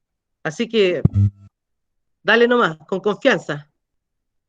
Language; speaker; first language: Spanish; native; Spanish